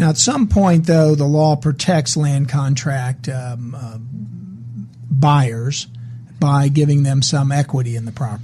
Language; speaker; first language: English; native; English